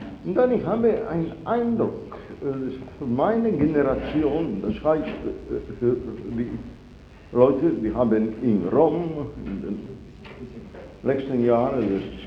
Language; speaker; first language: German; non-native, fluent; Italian